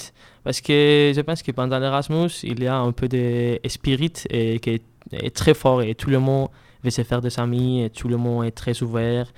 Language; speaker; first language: French; non-native, learner; Spanish